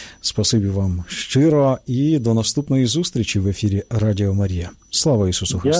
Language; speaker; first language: Ukrainian; native; Ukrainian